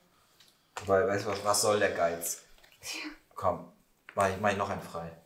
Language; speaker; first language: German; native; German